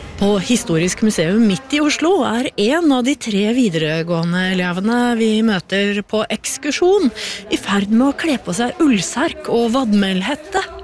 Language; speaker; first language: Norwegian; native; Norwegian